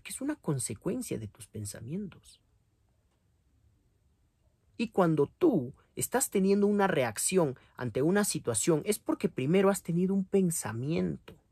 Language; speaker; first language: Spanish; native; Spanish